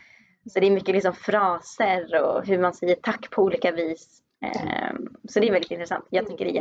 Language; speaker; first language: Swedish; native; Swedish